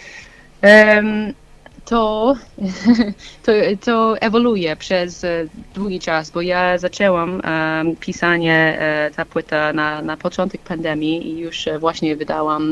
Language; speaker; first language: Polish; non-native, learner; English